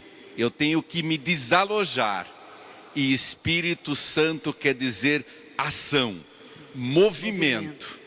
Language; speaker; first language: Portuguese; native; Portuguese